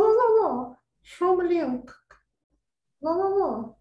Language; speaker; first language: Hebrew; non-native, learner; Russian